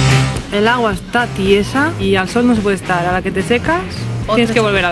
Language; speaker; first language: Spanish; native; Spanish